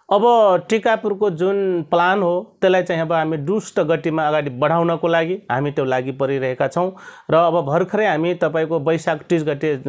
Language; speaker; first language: Nepali; non-native, local second language; Rana Tharu